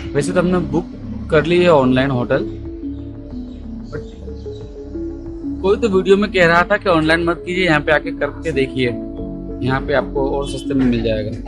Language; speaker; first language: Hindi; native; Hindi